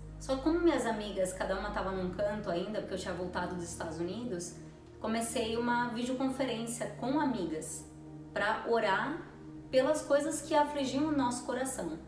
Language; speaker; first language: Portuguese; native; Portuguese